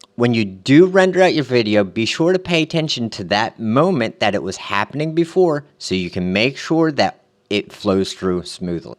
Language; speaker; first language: English; native; English